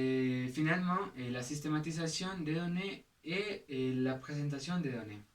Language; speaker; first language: French; non-native, learner; Spanish